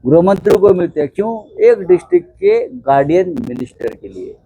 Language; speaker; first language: Hindi; non-native, local second language; Marathi